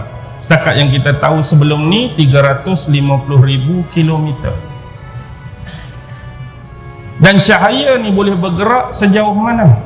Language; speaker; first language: Malay; native; Malay